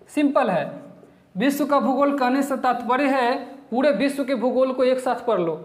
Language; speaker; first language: Hindi; non-native, local second language; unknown